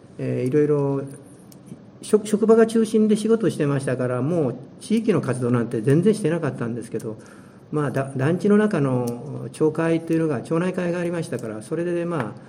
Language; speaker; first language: Japanese; native; Japanese